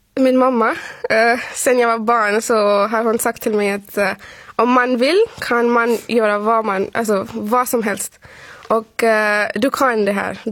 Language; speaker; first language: Swedish; non-native, fluent; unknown